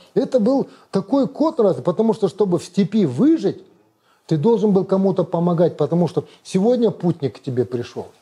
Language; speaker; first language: Russian; non-native, local second language; Kazakh